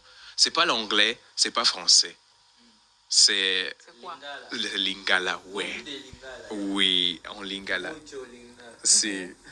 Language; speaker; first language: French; non-native, fluent; Spanish